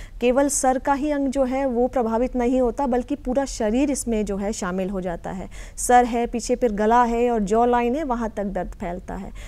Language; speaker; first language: Hindi; native; Hindi